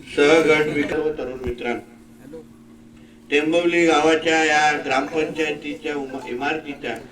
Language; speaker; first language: Marathi; native; Marathi